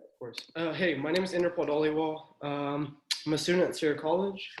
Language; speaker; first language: English; native; English